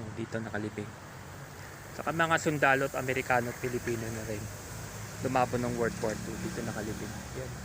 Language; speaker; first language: Filipino; non-native, local second language; Iloko